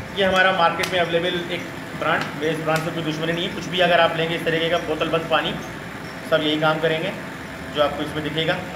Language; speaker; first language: Hindi; native; Hindi